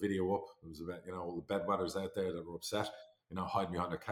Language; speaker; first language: English; native; English